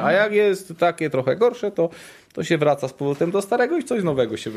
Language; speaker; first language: Polish; native; Polish